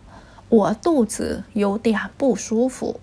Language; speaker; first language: Chinese; non-native, fluent; Vietnamese